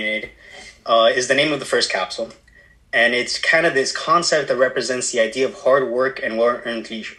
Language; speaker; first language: English; native; English